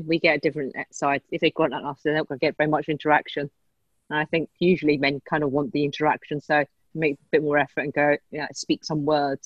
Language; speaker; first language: English; native; English